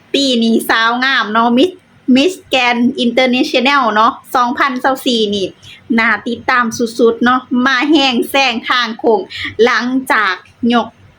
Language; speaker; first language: Thai; native; Thai